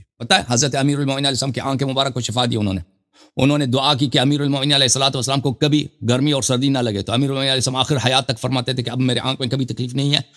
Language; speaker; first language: Urdu; non-native, fluent; Persian